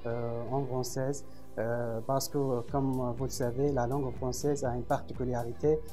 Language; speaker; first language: French; non-native, fluent; Arabic